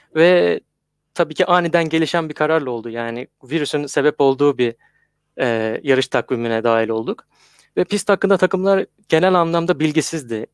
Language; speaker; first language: Turkish; native; Turkish